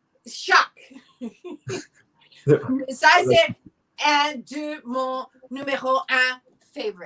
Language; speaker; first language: French; non-native, learner; English